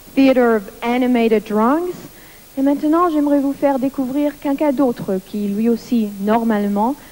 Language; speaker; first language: French; non-native, local second language; Luxembourgish